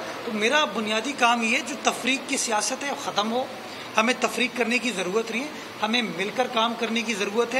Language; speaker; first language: Urdu; native; Urdu